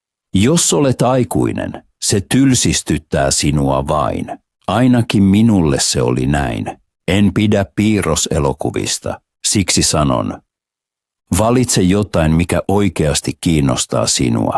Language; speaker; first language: Finnish; non-native, fluent; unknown